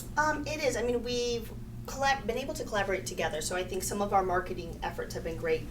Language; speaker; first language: English; native; English